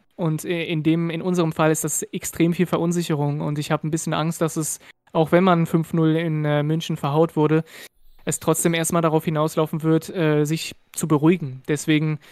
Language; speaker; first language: German; non-native, fluent; French